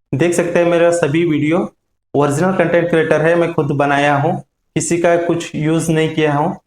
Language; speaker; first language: Hindi; non-native, local second language; Kannada